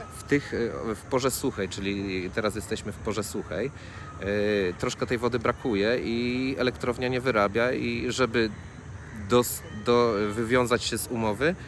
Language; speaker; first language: Polish; native; Polish